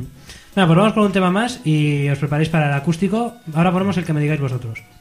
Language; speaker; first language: Spanish; native; Spanish